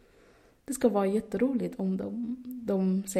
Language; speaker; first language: Swedish; non-native, fluent; Arabic